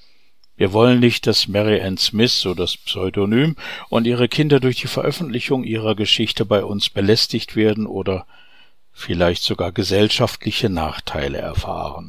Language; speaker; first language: German; native; German